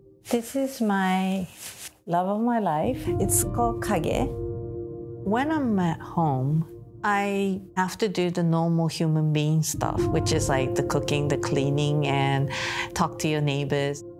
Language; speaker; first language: English; non-native, fluent; Japanese